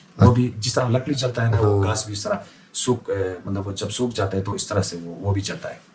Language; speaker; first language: Urdu; non-native, local second language; Khowar